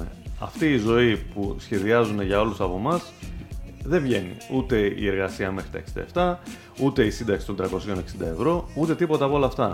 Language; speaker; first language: Greek; native; Greek